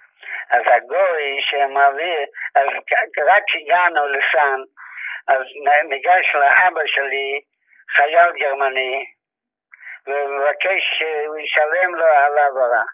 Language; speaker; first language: Hebrew; non-native, fluent; Yiddish